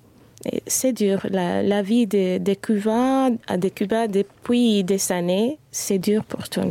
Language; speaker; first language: French; non-native, fluent; Spanish